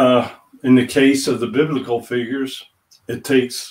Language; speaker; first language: English; native; English